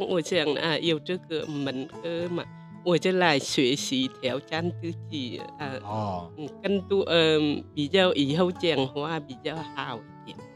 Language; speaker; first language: Chinese; non-native, learner; Vietnamese